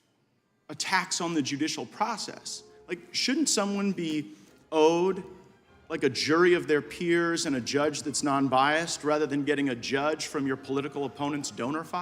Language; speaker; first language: English; native; English